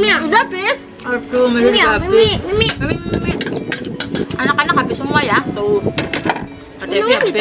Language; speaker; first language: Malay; non-native, local second language; Javanese